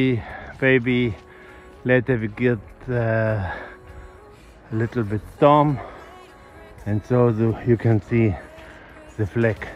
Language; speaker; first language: English; non-native, learner; German